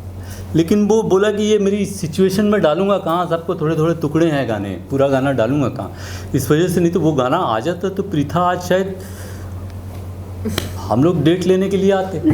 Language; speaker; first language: Hindi; native; Hindi